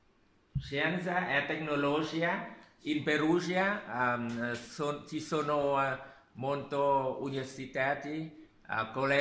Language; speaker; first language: Italian; non-native, learner; Vietnamese